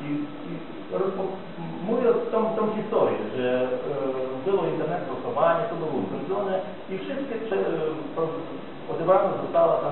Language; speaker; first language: Polish; non-native, learner; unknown